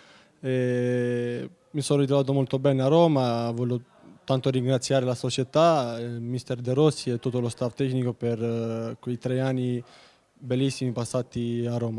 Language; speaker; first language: Italian; non-native, fluent; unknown